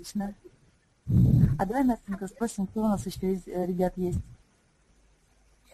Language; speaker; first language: Russian; native; Russian